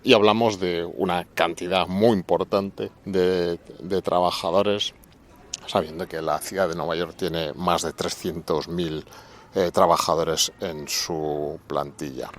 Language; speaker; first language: Spanish; native; Spanish